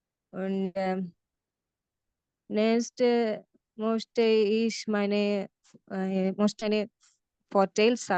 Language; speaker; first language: German; non-native, learner; Malayalam